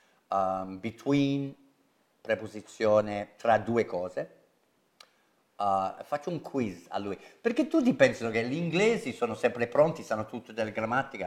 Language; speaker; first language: Italian; non-native, fluent; English